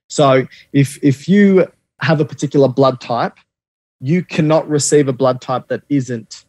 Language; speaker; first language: English; native; English